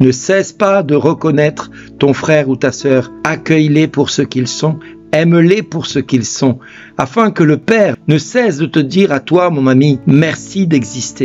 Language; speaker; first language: French; native; French